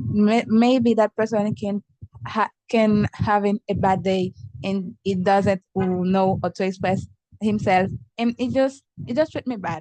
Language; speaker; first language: English; non-native, learner; Haitian Creole